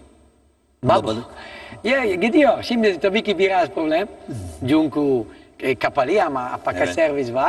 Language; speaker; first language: Turkish; non-native, learner; Italian